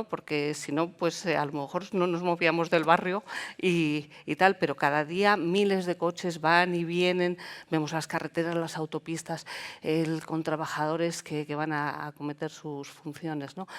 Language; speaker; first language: Spanish; native; Spanish